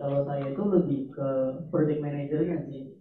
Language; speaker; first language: Indonesian; native; Indonesian